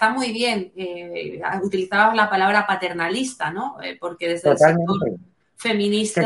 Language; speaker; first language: Spanish; native; Spanish